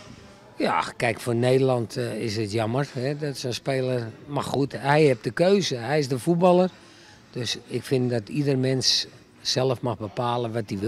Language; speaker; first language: Dutch; native; Dutch